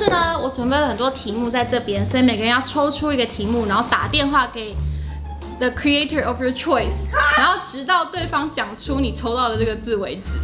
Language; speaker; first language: Chinese; native; Chinese